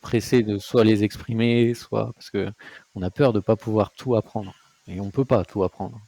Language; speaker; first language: French; native; French